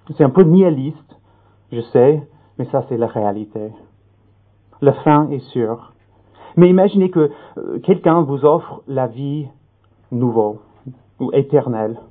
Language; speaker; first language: French; non-native, fluent; English